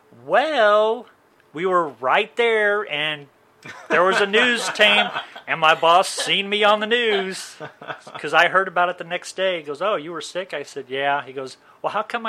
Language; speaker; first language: English; native; English